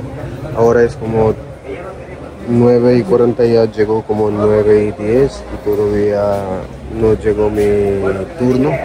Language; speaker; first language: Spanish; non-native, learner; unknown